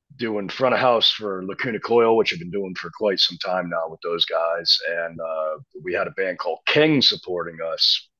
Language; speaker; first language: English; native; English